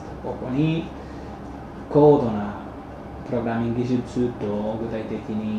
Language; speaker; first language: Japanese; non-native, fluent; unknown